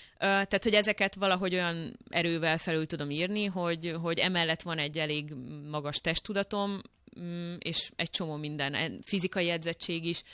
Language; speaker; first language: Hungarian; native; Hungarian